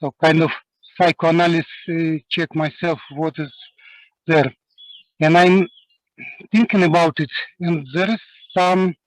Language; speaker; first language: English; non-native, learner; Russian